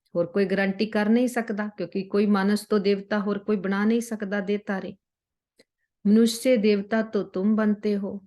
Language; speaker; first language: Hindi; non-native, local second language; Punjabi